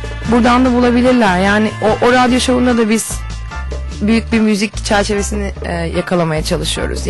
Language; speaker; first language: Turkish; native; Turkish